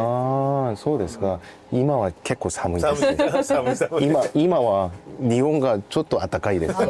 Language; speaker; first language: Japanese; non-native, learner; Korean